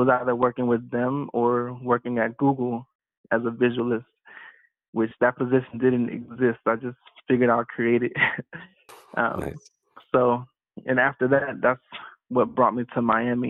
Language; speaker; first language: English; native; English